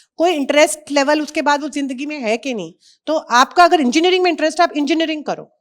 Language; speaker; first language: Hindi; native; Hindi